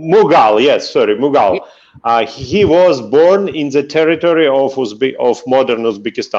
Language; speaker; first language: English; non-native, fluent; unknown